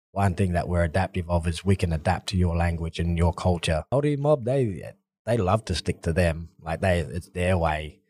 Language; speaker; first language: English; native; English